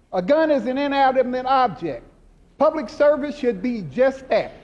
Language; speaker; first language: English; native; English